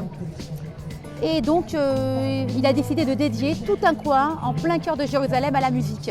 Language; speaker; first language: French; native; French